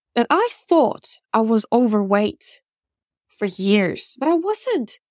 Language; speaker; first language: English; non-native, fluent; Russian